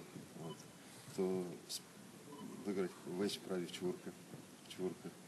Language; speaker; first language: Polish; non-native, learner; Russian